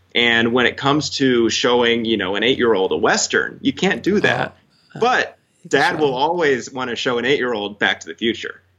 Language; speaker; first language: English; native; English